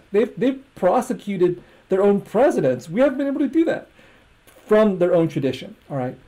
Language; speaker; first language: English; native; English